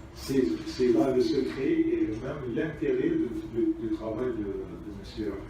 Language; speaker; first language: French; non-native, local second language; Arabic